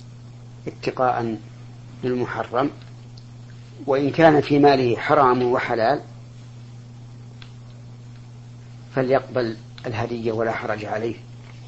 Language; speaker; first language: Arabic; native; Arabic